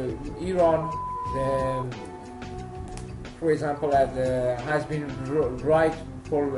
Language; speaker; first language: English; non-native, learner; Persian